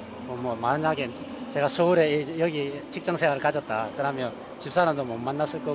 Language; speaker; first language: Korean; native; Korean